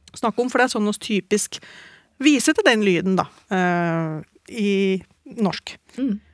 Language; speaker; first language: Norwegian; native; Norwegian